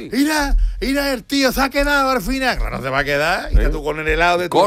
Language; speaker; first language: Spanish; native; Spanish